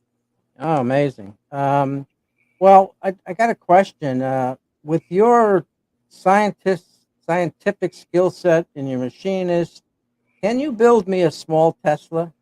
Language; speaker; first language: English; native; English